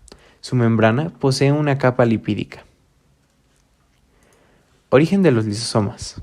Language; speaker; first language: Spanish; native; Spanish